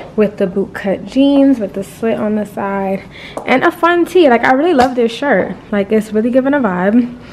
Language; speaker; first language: English; native; English